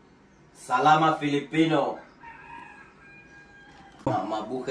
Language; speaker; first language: Filipino; non-native, learner; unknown